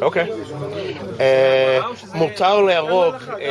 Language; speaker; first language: Hebrew; non-native, fluent; English